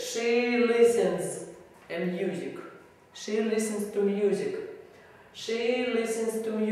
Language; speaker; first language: English; non-native, learner; Russian